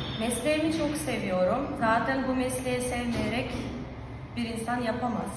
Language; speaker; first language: Turkish; non-native, fluent; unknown